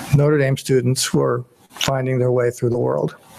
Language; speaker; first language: English; native; English